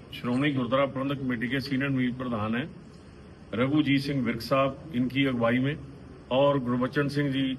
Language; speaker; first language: Hindi; non-native, local second language; Punjabi